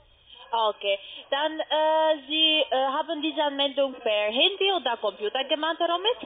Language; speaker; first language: German; non-native, learner; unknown